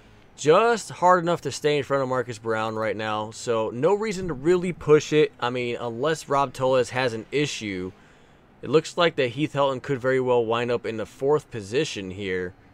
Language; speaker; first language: English; native; English